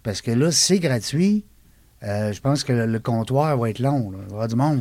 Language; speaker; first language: French; native; French